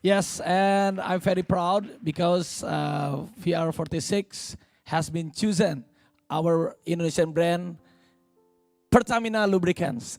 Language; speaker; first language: English; non-native, learner; Indonesian